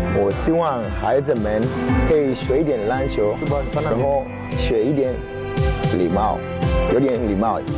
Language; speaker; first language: Chinese; non-native, learner; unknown